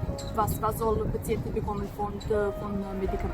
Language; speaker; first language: German; non-native, learner; Serbian